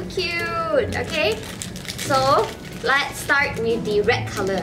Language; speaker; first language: English; non-native, local second language; Chinese